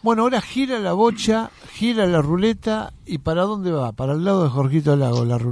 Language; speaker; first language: Spanish; native; Spanish